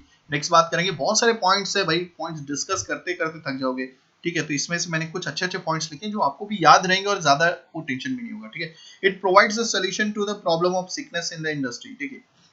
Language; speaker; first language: Hindi; native; Hindi